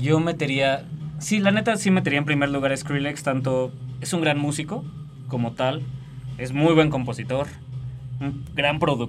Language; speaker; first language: Spanish; native; Spanish